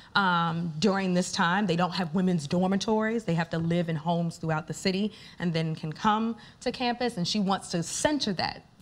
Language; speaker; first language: English; native; English